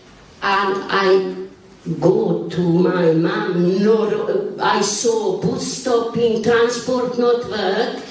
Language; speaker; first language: English; non-native, learner; Bosnian